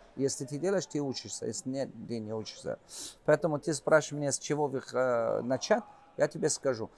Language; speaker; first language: Russian; non-native, local second language; Tajik